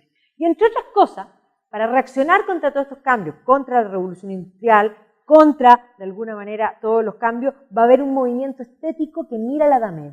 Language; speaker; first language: Spanish; native; Spanish